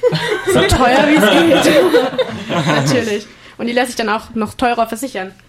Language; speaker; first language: German; native; German